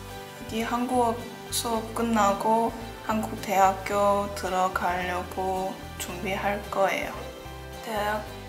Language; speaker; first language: Korean; non-native, learner; Chinese